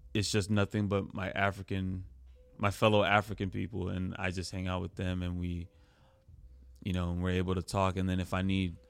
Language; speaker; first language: English; early bilingual, other home language; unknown